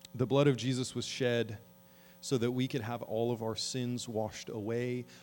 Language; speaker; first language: English; native; English